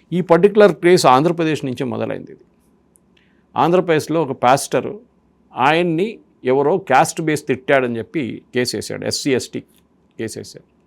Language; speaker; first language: Telugu; non-native, fluent; Malayalam